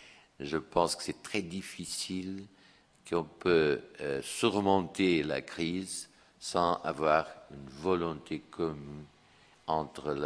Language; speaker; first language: French; non-native, fluent; Portuguese